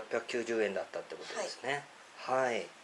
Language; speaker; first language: Japanese; native; Japanese